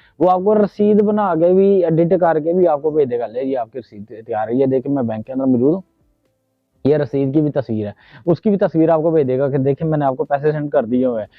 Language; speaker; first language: Urdu; non-native, local second language; Punjabi